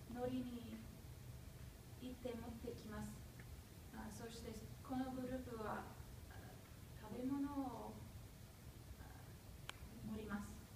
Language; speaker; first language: Japanese; non-native, learner; English